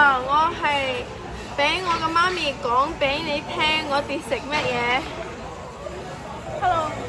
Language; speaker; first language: Cantonese; early bilingual, heritage; English